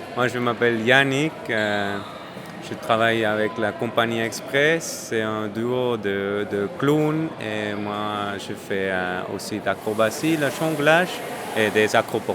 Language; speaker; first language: French; non-native, fluent; Spanish